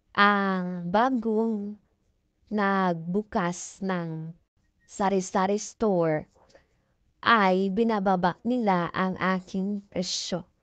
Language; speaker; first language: Filipino; non-native, local second language; Cebuano